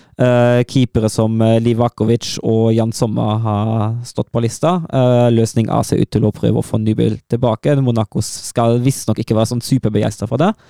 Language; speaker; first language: Norwegian; non-native, fluent; German